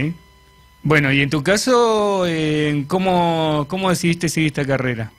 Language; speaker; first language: Spanish; native; Spanish